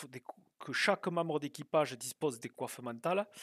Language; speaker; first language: French; native; French